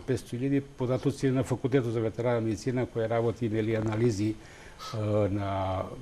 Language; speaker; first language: Macedonian; native; Macedonian